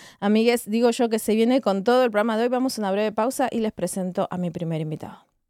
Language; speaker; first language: Spanish; native; Spanish